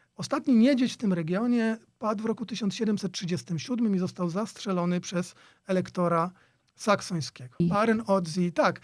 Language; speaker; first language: Polish; native; Polish